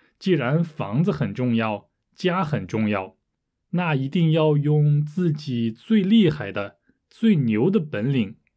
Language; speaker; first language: Chinese; native; Chinese